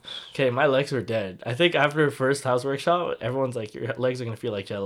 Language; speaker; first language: English; native; English